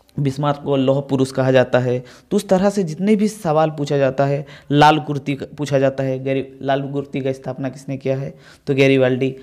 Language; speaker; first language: Hindi; native; Hindi